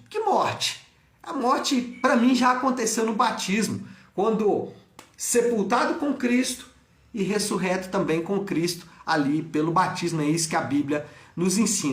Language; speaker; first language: Portuguese; native; Portuguese